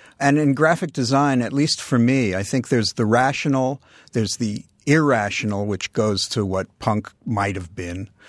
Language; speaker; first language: English; native; English